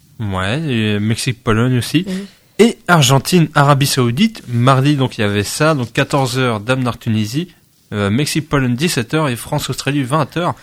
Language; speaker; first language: French; native; French